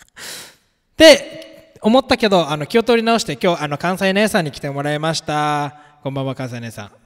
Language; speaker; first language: Japanese; native; Japanese